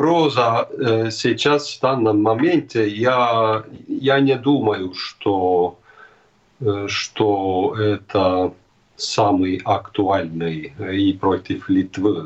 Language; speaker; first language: Russian; non-native, fluent; Estonian